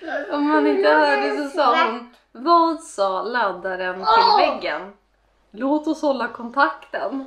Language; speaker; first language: Swedish; native; Swedish